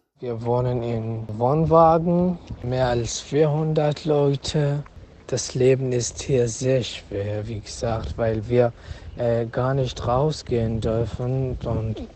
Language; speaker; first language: German; non-native, learner; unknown